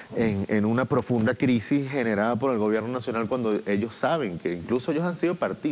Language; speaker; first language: Spanish; native; Spanish